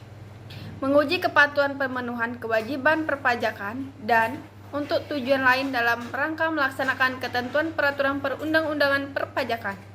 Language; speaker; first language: Indonesian; native; Indonesian